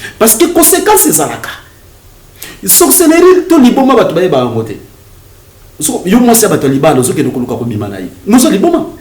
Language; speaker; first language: Lingala; non-native, local second language; Kongo